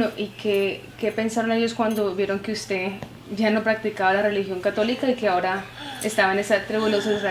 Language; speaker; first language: Spanish; native; Spanish